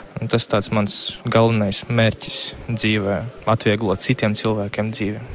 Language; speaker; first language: Latvian; non-native, local second language; Russian